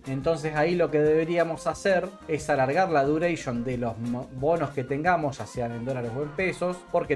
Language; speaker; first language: Spanish; native; Spanish